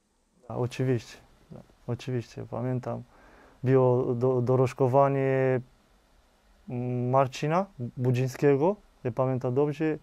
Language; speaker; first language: Polish; non-native, learner; Romanian